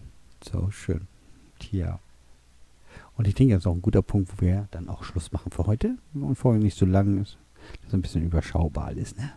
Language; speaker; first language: German; native; German